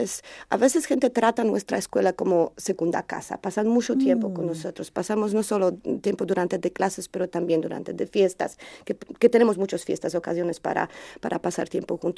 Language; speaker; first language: Spanish; non-native, learner; Polish